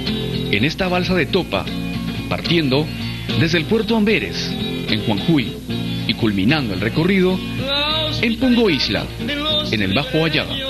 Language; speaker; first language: Spanish; native; Spanish